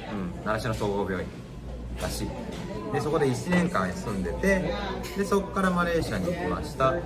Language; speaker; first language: Japanese; native; Japanese